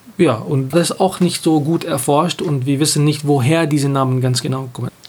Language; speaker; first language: German; non-native, fluent; Arabic